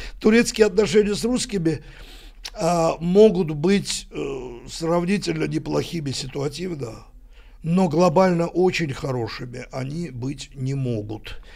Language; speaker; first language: Russian; native; Russian